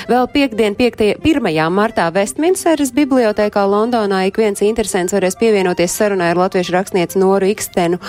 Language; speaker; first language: Latvian; native; Latvian